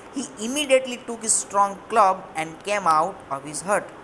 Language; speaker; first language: English; non-native, local second language; Gujarati